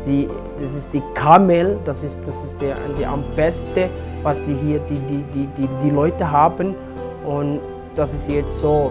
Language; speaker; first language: German; non-native, fluent; Somali